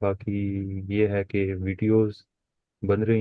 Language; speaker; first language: Hindi; non-native, local second language; Punjabi